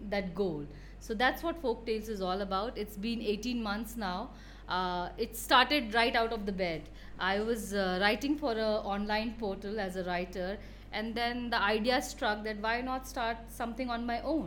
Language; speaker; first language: English; non-native, local second language; Hindi